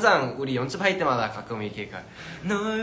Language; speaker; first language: Korean; early bilingual, heritage; Korean